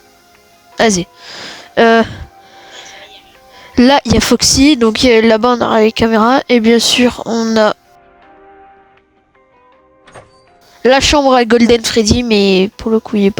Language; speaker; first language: French; native; French